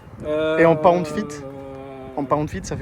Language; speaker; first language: French; native; French